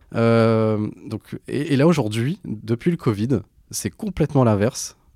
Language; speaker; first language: French; native; French